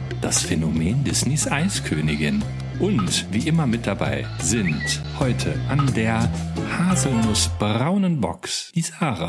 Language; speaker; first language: German; native; German